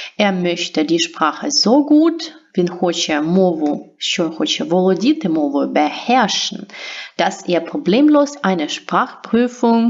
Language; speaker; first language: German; non-native, fluent; Ukrainian